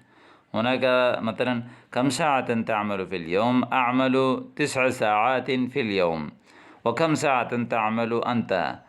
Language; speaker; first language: Arabic; non-native, fluent; Urdu